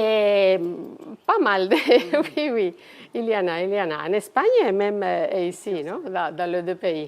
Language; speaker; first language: French; non-native, fluent; Spanish